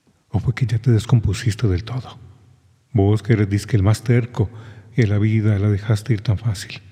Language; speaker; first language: Spanish; native; Spanish